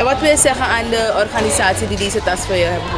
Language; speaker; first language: Dutch; native; Dutch